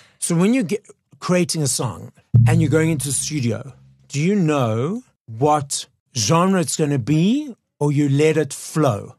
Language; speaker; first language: English; native; English